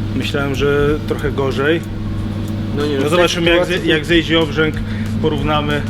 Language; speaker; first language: Polish; native; Polish